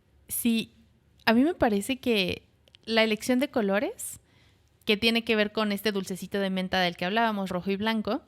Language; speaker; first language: Spanish; native; Spanish